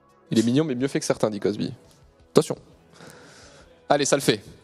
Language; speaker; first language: French; native; French